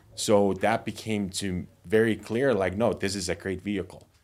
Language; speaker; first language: English; non-native, fluent; Finnish